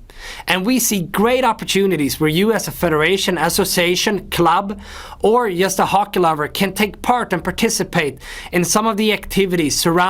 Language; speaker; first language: English; non-native, fluent; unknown